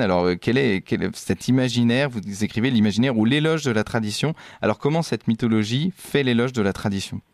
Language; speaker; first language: French; native; French